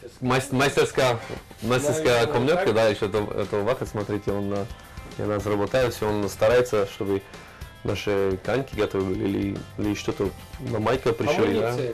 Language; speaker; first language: Russian; non-native, learner; Slovak